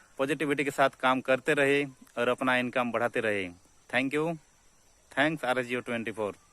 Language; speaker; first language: Hindi; native; Hindi